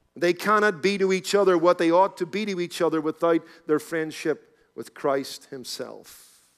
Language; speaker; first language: English; native; English